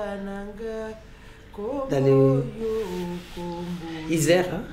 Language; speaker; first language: French; non-native, local second language; Lingala